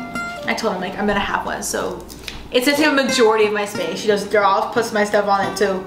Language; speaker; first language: English; native; English